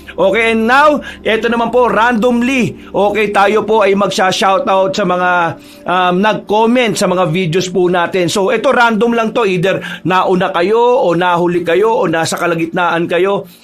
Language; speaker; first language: Filipino; native; Filipino